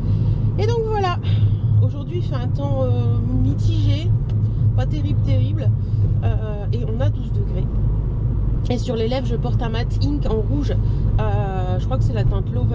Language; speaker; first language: French; native; French